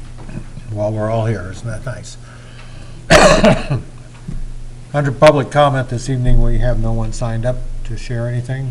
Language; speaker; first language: English; native; English